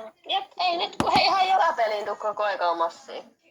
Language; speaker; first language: Finnish; native; Finnish